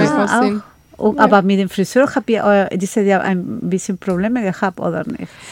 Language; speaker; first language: German; non-native, learner; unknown